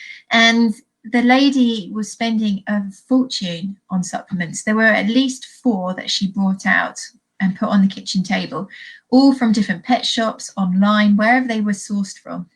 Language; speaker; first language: English; native; English